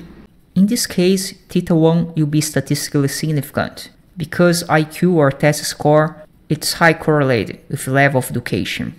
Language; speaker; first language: English; non-native, fluent; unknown